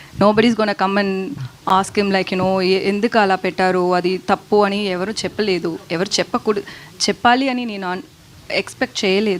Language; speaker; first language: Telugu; non-native, fluent; Tamil